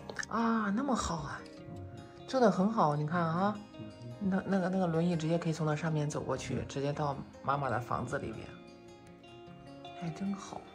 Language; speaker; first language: Chinese; native; Chinese